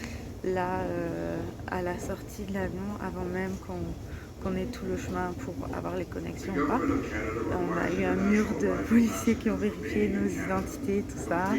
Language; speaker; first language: French; native; French